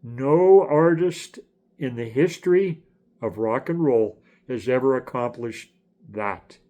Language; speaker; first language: English; native; English